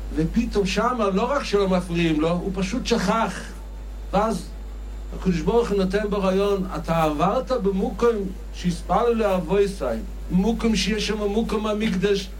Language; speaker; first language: Hebrew; non-native, local second language; Yiddish